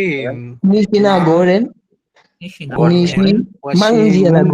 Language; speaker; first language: Chinese; non-native, learner; Bangla